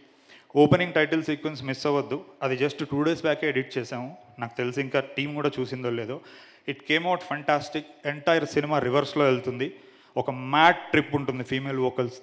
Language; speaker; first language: Telugu; native; Telugu